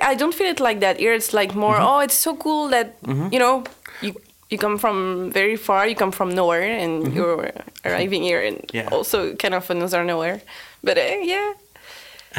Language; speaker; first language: English; non-native, fluent; French